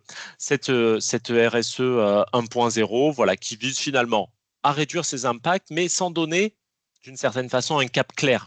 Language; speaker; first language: French; native; French